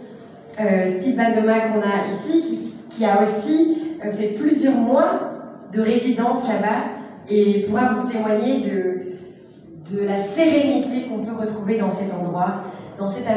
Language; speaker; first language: French; native; French